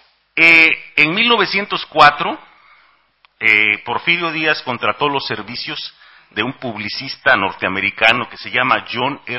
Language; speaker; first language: Spanish; native; Spanish